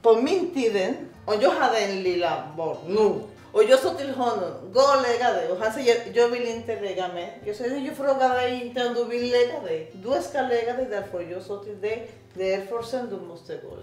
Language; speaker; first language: Swedish; non-native, learner; Spanish